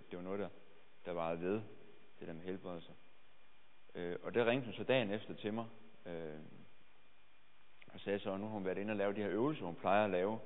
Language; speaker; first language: Danish; native; Danish